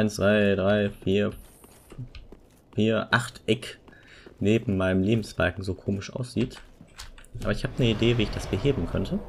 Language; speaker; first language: German; native; German